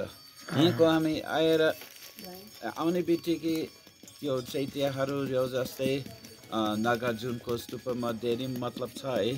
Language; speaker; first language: Nepali; non-native, fluent; English